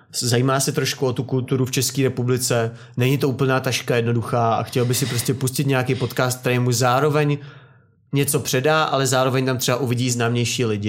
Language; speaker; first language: Czech; native; Czech